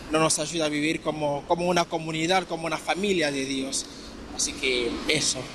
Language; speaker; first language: Spanish; non-native, fluent; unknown